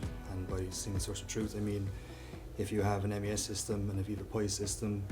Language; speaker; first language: English; native; English